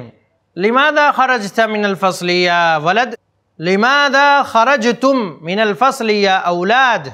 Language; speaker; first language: Arabic; non-native, fluent; Urdu